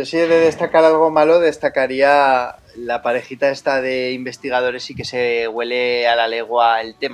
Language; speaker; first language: Spanish; native; Spanish